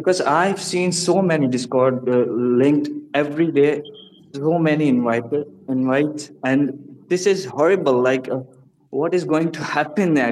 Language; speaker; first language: English; non-native, local second language; Urdu